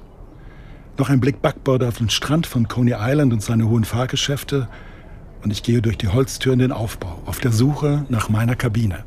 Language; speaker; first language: German; native; German